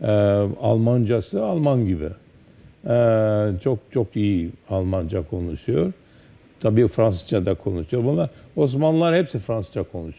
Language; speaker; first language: Turkish; early bilingual, heritage; Turkish